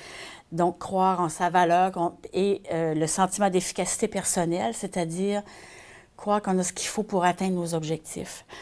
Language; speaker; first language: French; native; French